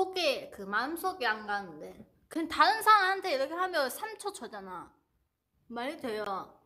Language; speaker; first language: Korean; non-native, fluent; Chinese